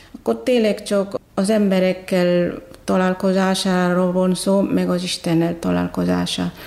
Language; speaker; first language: Hungarian; non-native, fluent; Batak Toba